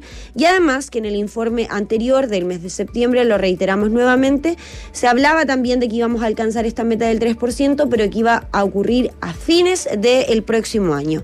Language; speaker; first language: Spanish; native; Spanish